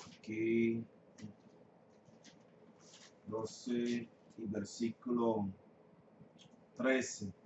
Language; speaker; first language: Spanish; non-native, fluent; English